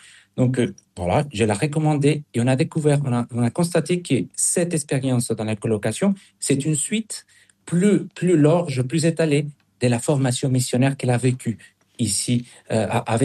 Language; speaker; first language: French; non-native, fluent; Spanish